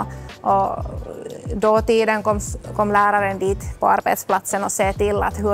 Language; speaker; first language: Swedish; non-native, local second language; Finnish